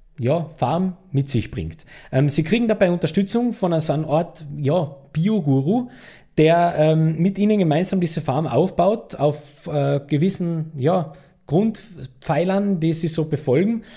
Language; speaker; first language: German; native; German